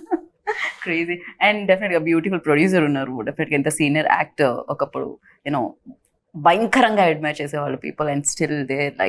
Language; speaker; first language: Telugu; native; Telugu